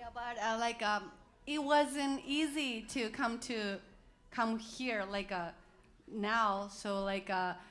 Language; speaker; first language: English; non-native, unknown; Japanese